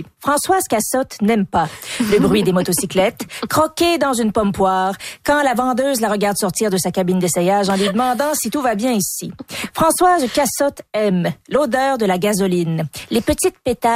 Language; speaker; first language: French; native; French